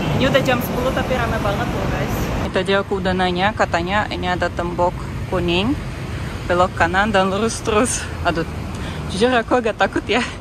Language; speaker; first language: Indonesian; non-native, fluent; Russian